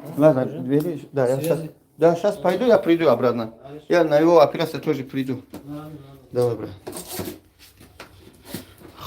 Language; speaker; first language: Russian; non-native, learner; Tajik